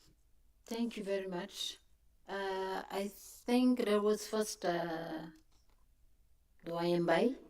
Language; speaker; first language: English; non-native, fluent; French